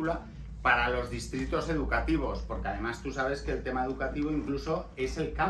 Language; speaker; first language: Spanish; native; Spanish